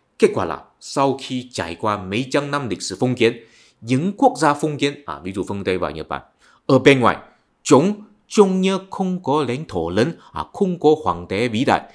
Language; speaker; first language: Vietnamese; non-native, fluent; Chinese